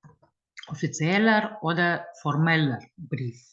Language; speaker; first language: German; non-native, fluent; Lithuanian